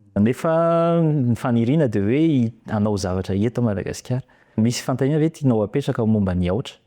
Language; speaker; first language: Malagasy; native; Malagasy